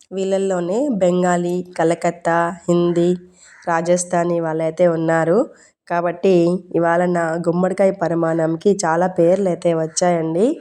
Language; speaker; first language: Telugu; non-native, local second language; Urdu